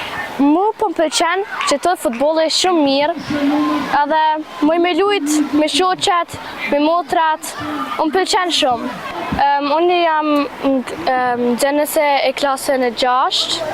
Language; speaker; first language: Albanian; early bilingual, heritage; Albanian